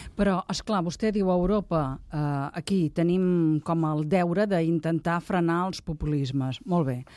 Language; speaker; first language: Catalan; native; Catalan